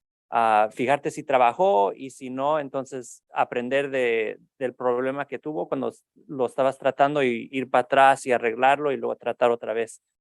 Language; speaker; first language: Spanish; early bilingual, heritage; Spanish